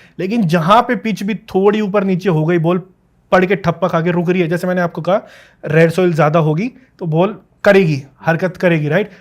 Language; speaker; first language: Hindi; native; Hindi